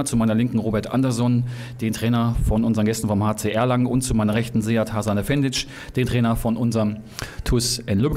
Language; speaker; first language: German; native; German